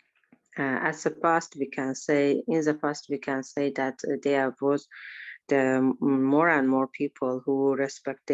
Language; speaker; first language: English; non-native, learner; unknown